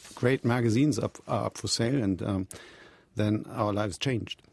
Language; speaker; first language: English; non-native, fluent; German